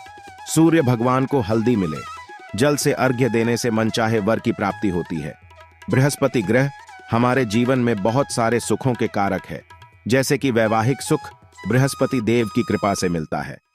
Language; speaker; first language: Hindi; native; Hindi